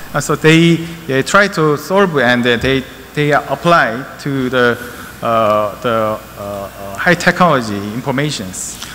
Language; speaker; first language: English; non-native, learner; Korean